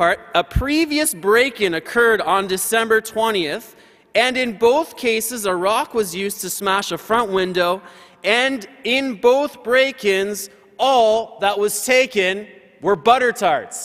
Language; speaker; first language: English; native; English